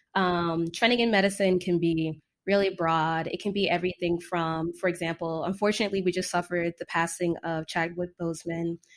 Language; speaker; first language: English; native; English